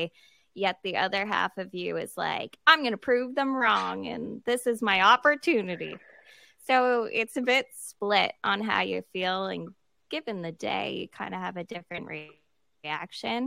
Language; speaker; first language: English; native; English